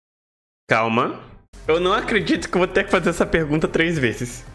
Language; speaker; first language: Portuguese; native; Portuguese